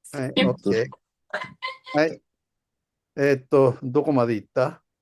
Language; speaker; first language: Japanese; non-native, fluent; Indonesian